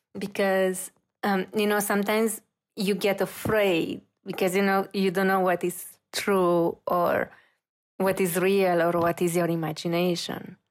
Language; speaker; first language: English; non-native, fluent; Romanian